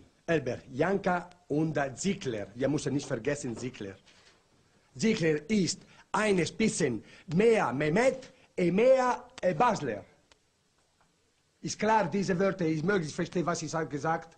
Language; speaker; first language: German; non-native, learner; Italian